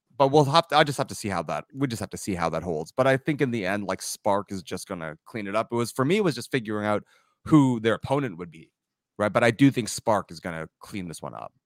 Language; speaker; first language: English; native; English